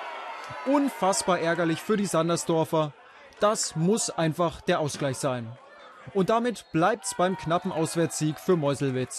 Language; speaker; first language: German; native; German